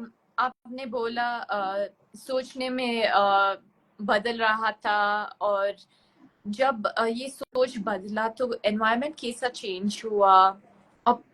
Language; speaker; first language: Hindi; non-native, local second language; Tulu